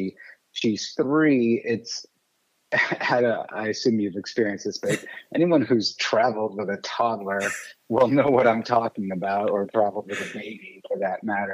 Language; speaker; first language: English; early bilingual, other home language; French